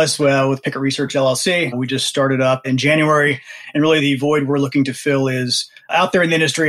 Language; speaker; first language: English; native; English